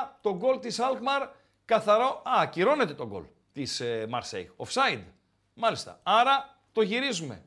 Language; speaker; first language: Greek; native; Greek